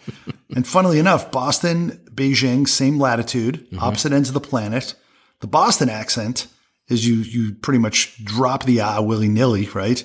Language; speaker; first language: English; native; English